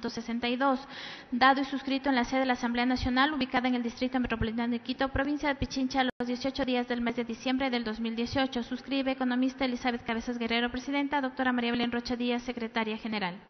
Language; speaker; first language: Spanish; native; Spanish